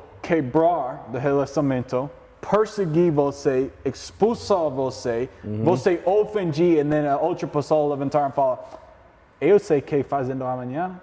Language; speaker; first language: Portuguese; non-native, learner; English